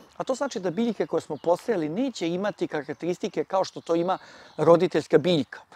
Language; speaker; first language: Croatian; native; Croatian